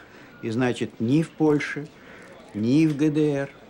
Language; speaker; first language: Russian; native; Russian